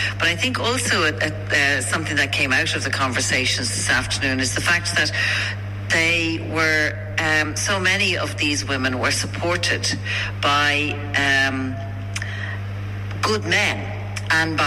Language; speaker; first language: English; native; English